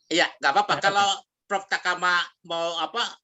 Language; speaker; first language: Indonesian; native; Indonesian